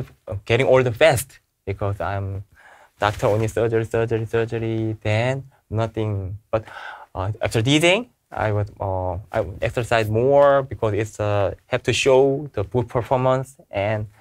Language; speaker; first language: English; non-native, learner; Korean